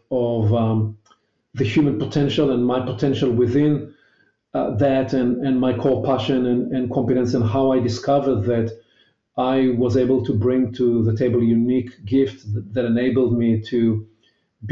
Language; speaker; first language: English; non-native, fluent; Hebrew